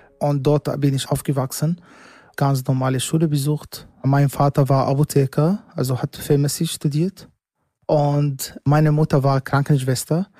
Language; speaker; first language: German; non-native, learner; Arabic